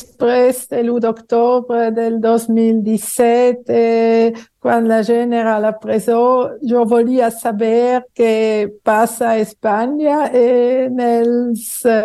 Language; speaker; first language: Catalan; non-native, fluent; German